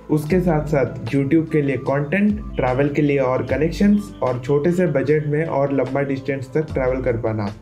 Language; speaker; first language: Hindi; non-native, local second language; Bangla